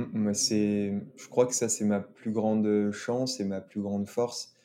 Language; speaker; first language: French; native; French